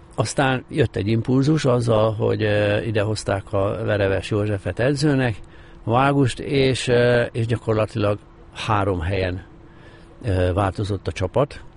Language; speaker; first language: Hungarian; native; Hungarian